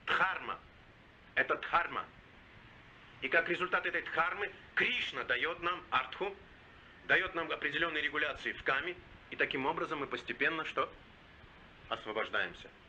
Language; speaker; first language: Russian; native; Russian